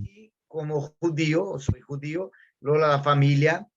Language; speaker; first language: Spanish; non-native, learner; Portuguese